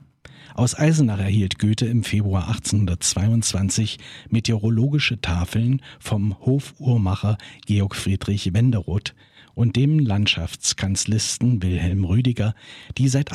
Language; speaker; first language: German; native; German